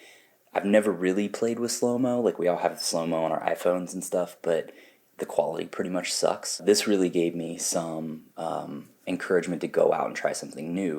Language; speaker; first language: English; native; English